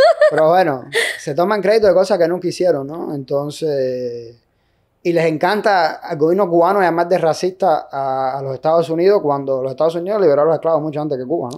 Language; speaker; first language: Spanish; native; Spanish